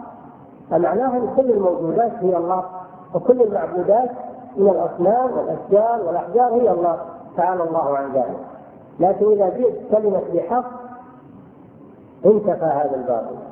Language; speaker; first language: Arabic; native; Arabic